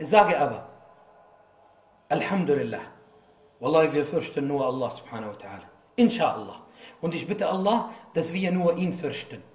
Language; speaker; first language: German; non-native, fluent; Arabic